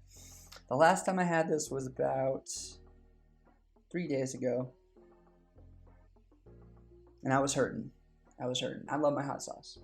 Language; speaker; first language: English; native; English